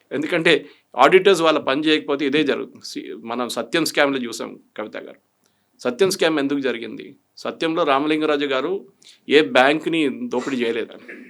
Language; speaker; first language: Telugu; non-native, fluent; Malayalam